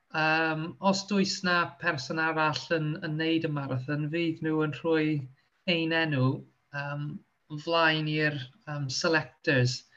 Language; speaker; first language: Welsh; non-native, local second language; English